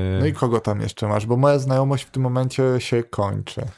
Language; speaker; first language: Polish; native; Polish